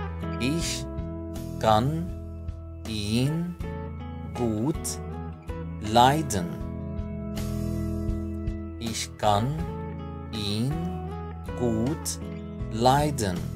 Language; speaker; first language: German; non-native, fluent; Arabic